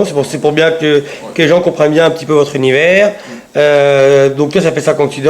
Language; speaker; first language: French; native; French